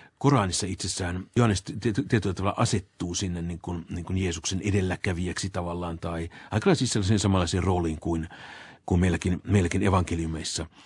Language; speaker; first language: Finnish; native; Finnish